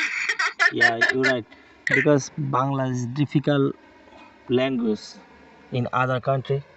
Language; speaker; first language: English; non-native, learner; Bangla